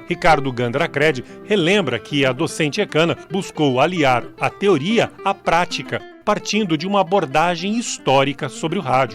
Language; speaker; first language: Portuguese; native; Portuguese